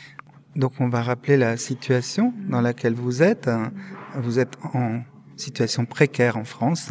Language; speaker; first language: French; native; French